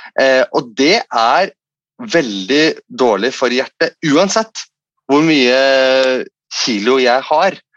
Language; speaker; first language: Norwegian; non-native, fluent; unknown